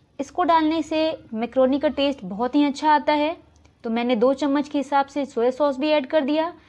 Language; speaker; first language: Hindi; native; Hindi